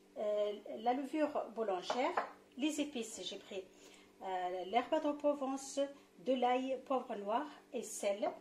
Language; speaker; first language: French; non-native, local second language; Arabic